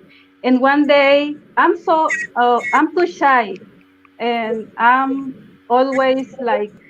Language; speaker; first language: English; non-native, learner; Spanish